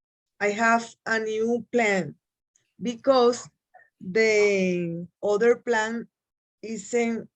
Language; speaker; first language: English; non-native, learner; Spanish